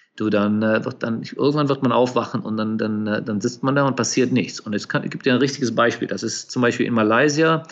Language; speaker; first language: German; native; German